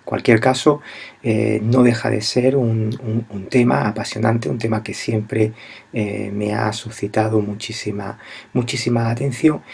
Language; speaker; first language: Spanish; native; Spanish